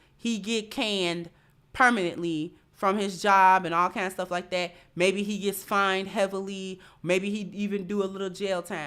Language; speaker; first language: English; native; English